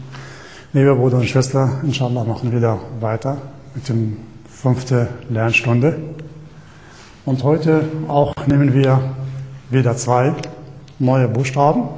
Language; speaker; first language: German; non-native, fluent; Arabic